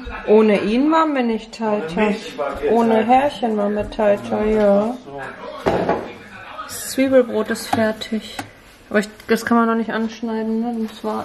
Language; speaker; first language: German; native; German